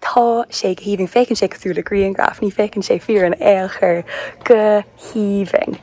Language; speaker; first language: Irish; non-native, local second language; English